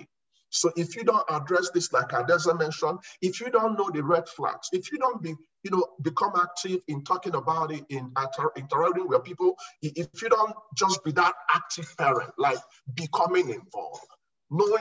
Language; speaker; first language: English; non-native, local second language; Igbo